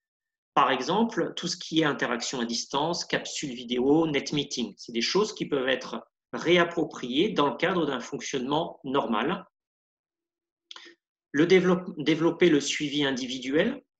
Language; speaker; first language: French; native; French